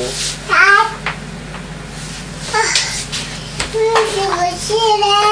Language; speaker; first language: Japanese; native; Japanese